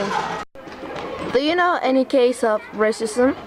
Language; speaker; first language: English; non-native, learner; Spanish